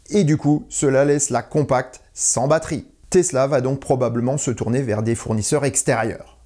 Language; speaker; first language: French; native; French